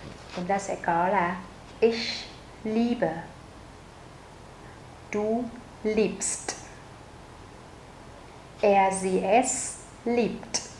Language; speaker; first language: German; non-native, fluent; Vietnamese